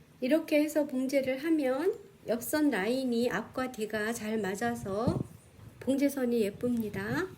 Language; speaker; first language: Korean; native; Korean